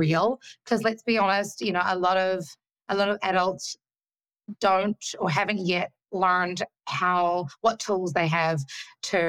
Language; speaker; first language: English; native; English